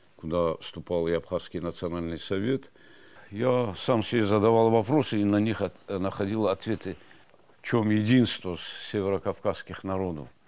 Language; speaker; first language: Russian; non-native, local second language; Avaric